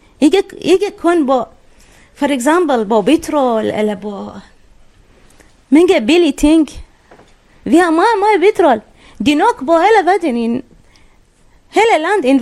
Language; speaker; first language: Danish; non-native, learner; Arabic